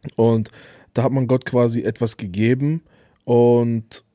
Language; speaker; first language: German; native; German